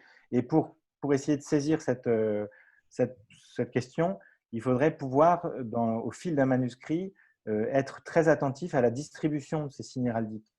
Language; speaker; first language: French; native; French